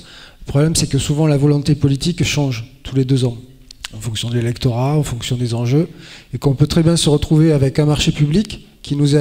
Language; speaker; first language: French; native; French